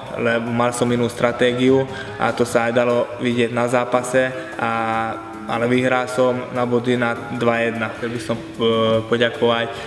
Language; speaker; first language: Slovak; non-native, local second language; Hungarian